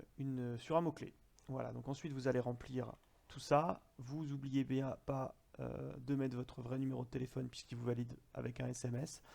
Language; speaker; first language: French; native; French